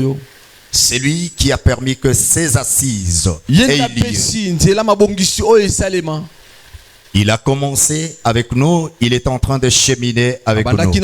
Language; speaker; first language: French; non-native, local second language; Lingala